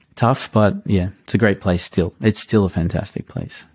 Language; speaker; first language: English; native; English